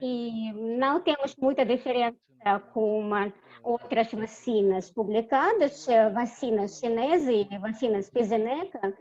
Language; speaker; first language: Portuguese; non-native, fluent; Russian